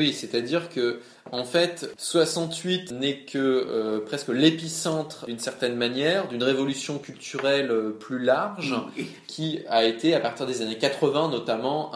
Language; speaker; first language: French; native; French